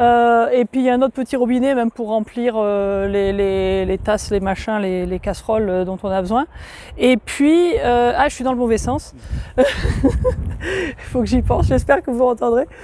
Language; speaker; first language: French; native; French